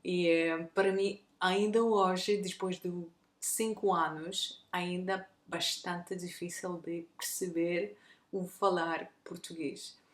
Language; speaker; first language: Portuguese; non-native, learner; Russian